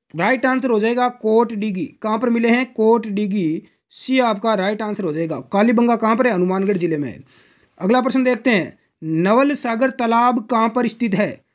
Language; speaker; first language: Hindi; native; Hindi